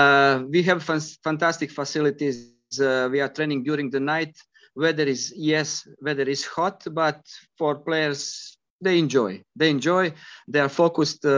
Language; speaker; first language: English; non-native, fluent; Croatian